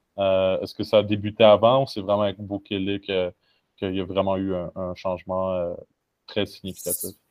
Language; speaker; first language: French; native; French